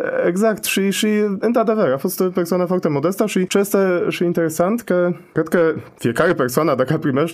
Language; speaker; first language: Romanian; non-native, fluent; Polish